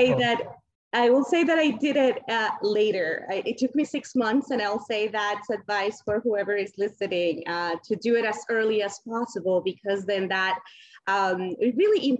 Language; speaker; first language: English; non-native, fluent; Spanish